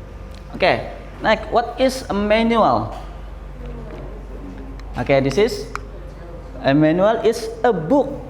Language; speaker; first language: English; non-native, learner; Indonesian